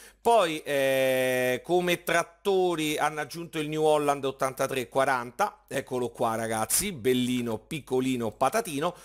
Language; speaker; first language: Italian; native; Italian